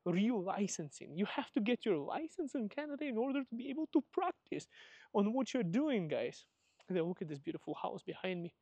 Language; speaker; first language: English; non-native, fluent; Russian